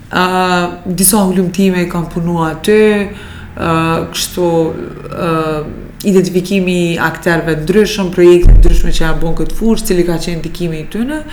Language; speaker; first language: Albanian; native; Albanian